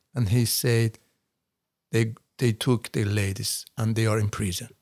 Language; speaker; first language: English; non-native, learner; Persian